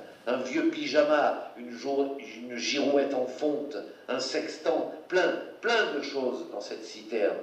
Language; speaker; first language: French; native; French